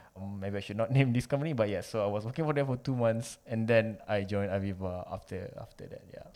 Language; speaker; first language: English; non-native, local second language; Malay